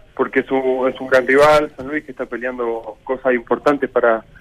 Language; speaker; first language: Spanish; native; Spanish